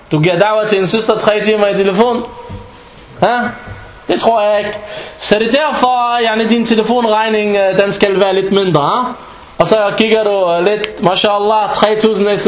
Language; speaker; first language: Danish; non-native, fluent; Arabic